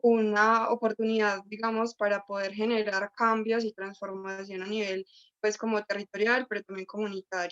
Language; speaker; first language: Spanish; native; Spanish